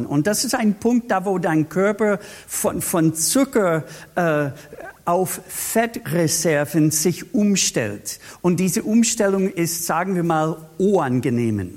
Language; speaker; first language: German; non-native, fluent; English